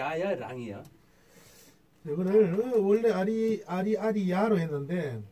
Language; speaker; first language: Korean; native; Korean